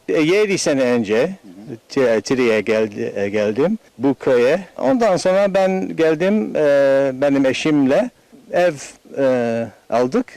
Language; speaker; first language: Turkish; non-native, learner; English